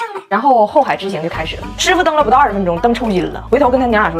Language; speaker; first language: Chinese; native; Chinese